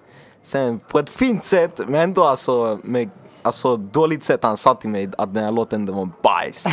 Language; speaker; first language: Swedish; early bilingual, other home language; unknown